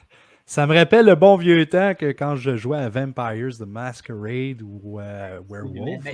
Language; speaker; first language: French; native; French